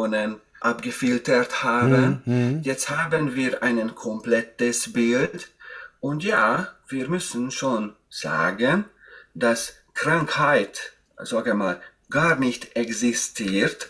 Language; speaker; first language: German; non-native, fluent; Hungarian